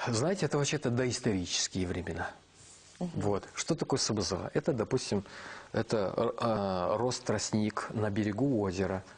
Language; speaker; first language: Russian; non-native, local second language; Kazakh